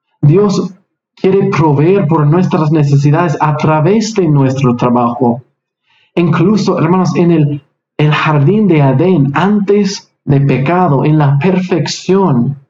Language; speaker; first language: Spanish; non-native, fluent; English